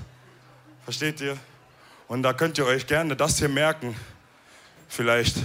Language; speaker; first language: German; early bilingual, other home language; Wolof